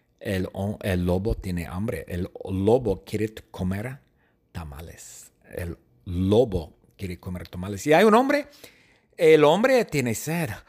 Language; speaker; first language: Spanish; non-native, fluent; English